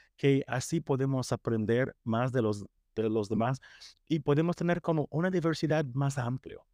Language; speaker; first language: Spanish; non-native, fluent; English